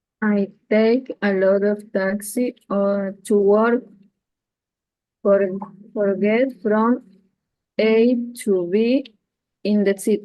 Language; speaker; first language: English; non-native, learner; Spanish